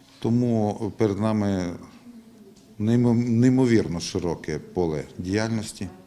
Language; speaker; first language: Ukrainian; native; Ukrainian